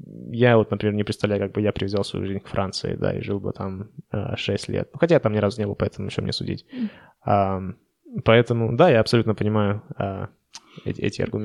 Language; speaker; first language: Russian; native; Russian